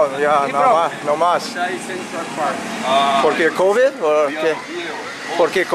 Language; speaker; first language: Spanish; non-native, learner; English